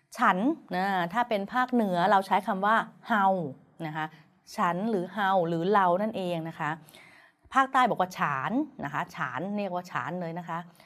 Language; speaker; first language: Thai; native; Thai